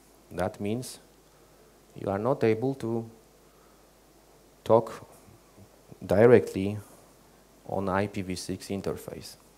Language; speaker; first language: English; non-native, fluent; Polish